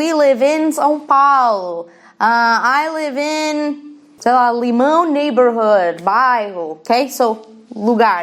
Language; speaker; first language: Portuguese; non-native, fluent; English